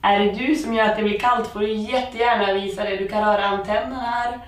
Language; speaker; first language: Swedish; native; Swedish